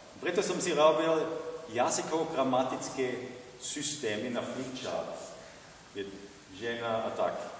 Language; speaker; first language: Slovak; non-native, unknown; German